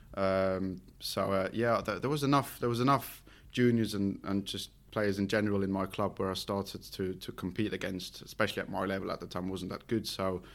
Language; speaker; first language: English; non-native, fluent; Swiss German